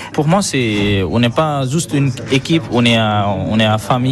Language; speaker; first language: French; non-native, learner; Bangla